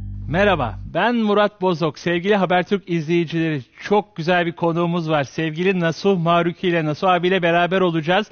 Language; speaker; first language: Turkish; native; Turkish